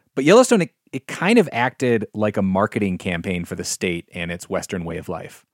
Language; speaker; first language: English; native; English